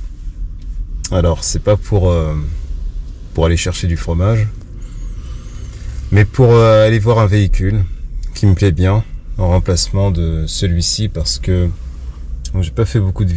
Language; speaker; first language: French; native; French